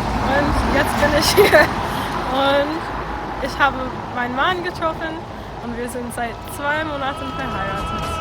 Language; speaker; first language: German; non-native, fluent; English